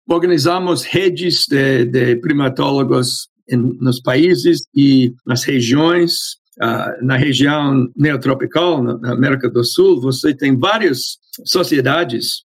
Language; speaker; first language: Portuguese; non-native, fluent; English